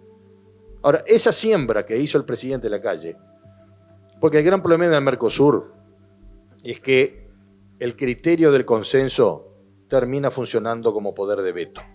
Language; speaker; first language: Spanish; native; Spanish